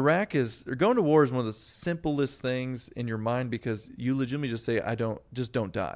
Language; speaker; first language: English; native; English